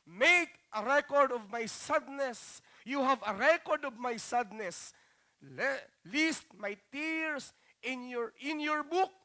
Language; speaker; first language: English; non-native, local second language; Filipino